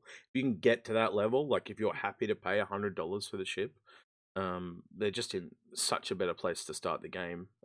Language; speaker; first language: English; native; English